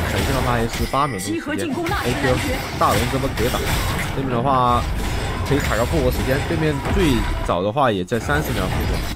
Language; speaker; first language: Chinese; native; Chinese